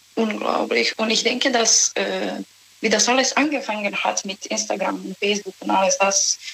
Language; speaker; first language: German; non-native, learner; Serbian